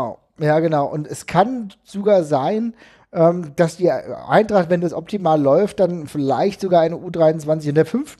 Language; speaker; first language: German; native; German